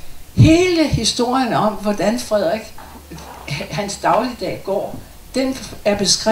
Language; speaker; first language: Danish; native; Danish